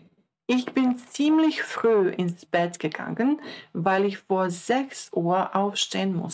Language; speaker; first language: German; non-native, fluent; Croatian